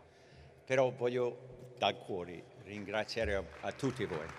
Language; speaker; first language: Italian; early bilingual, heritage; English